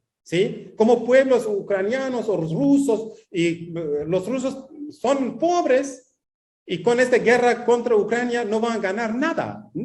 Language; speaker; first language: Spanish; non-native, fluent; Kurdish